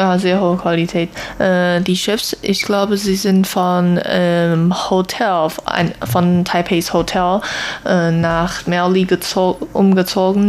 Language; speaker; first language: German; non-native, learner; Chinese